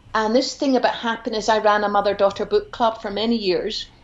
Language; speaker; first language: English; native; English